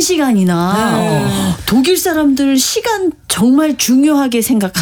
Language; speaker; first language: Korean; native; Korean